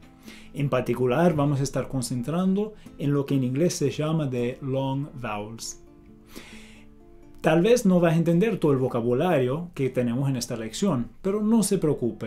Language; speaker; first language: Spanish; non-native, fluent; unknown